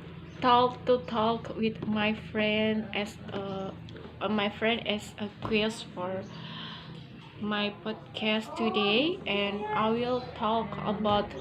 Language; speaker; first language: English; non-native, learner; Indonesian